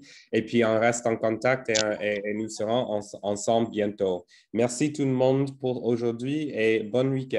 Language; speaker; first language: French; non-native, fluent; English